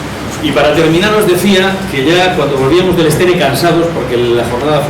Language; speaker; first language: Spanish; native; Spanish